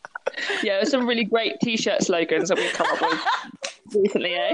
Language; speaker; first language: English; native; English